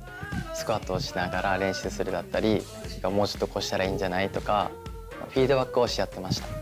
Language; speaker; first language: Japanese; native; Japanese